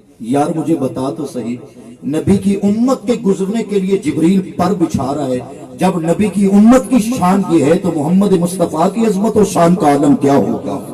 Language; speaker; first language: Urdu; non-native, local second language; Punjabi